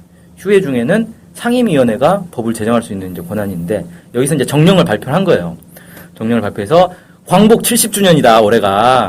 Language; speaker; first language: Korean; native; Korean